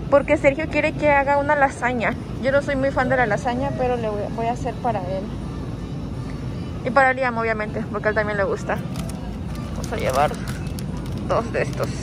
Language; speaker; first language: Spanish; native; Spanish